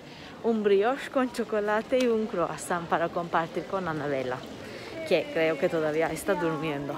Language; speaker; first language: Spanish; non-native, fluent; Turkish